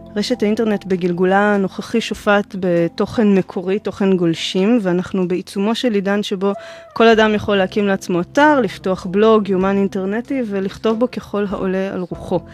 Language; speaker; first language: Hebrew; native; Hebrew